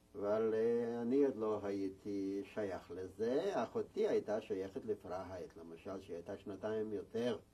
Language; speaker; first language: Hebrew; non-native, fluent; Yiddish